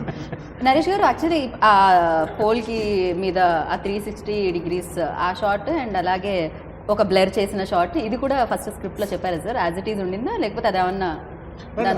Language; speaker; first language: Telugu; native; Telugu